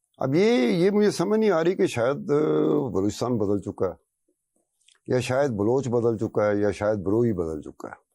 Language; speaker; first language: Urdu; non-native, local second language; Brahui